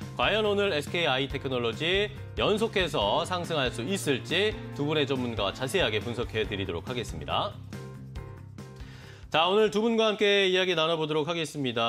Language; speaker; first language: Korean; native; Korean